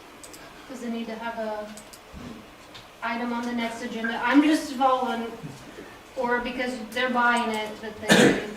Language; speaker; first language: English; native; English